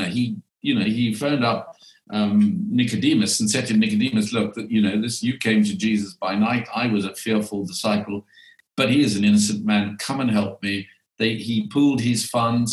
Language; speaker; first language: English; native; English